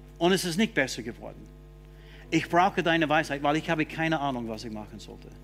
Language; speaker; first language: German; non-native, fluent; English